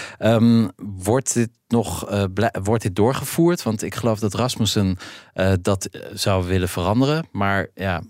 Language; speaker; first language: Dutch; native; Dutch